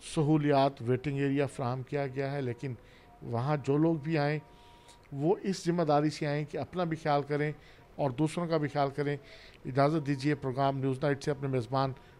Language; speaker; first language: Urdu; non-native, local second language; Saraiki